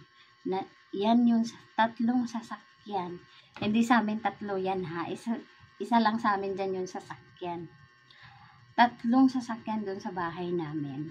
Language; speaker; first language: Filipino; non-native, local second language; Cebuano